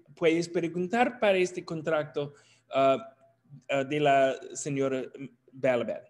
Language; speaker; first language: Spanish; non-native, learner; English